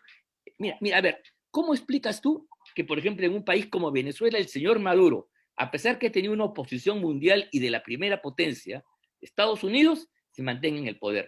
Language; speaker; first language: Spanish; native; Spanish